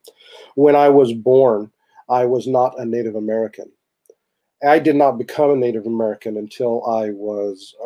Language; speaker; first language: English; native; English